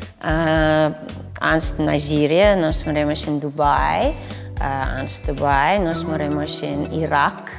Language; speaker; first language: Portuguese; non-native, learner; English